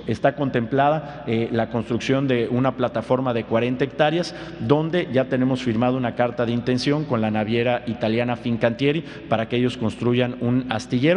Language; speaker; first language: Spanish; native; Spanish